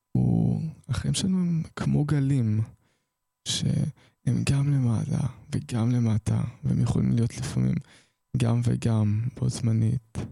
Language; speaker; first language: Hebrew; native; Hebrew